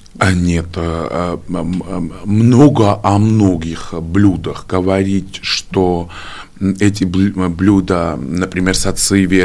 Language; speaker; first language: Russian; non-native, fluent; Georgian